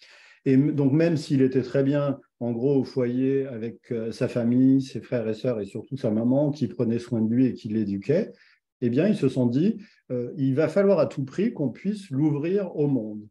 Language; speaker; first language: French; native; French